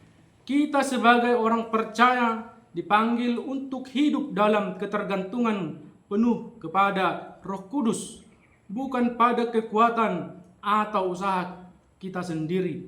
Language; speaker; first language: Indonesian; native; Indonesian